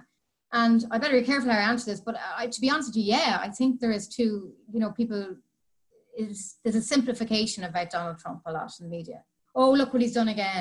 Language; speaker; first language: English; native; English